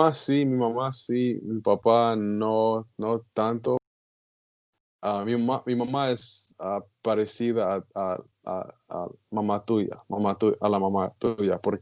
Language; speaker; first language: Spanish; non-native, learner; English